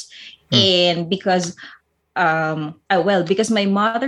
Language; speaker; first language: English; non-native, local second language; Filipino